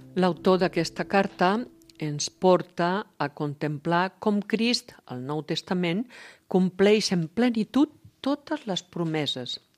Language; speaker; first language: Catalan; native; Catalan